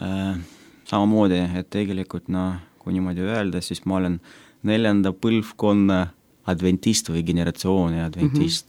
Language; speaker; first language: Estonian; non-native, local second language; Russian